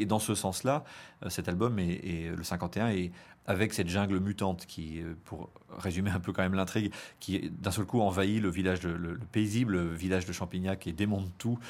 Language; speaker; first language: French; native; French